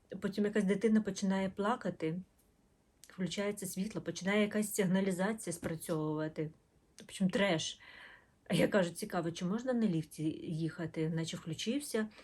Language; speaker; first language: Ukrainian; non-native, local second language; Russian